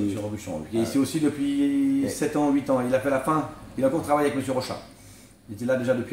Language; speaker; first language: French; native; French